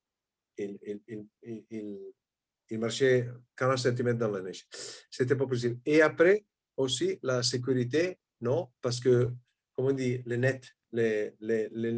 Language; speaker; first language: French; non-native, fluent; Italian